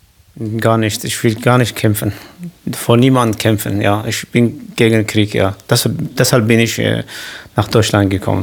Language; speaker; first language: German; non-native, learner; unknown